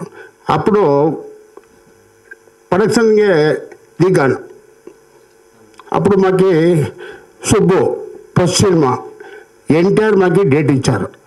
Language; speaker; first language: Telugu; non-native, learner; Kannada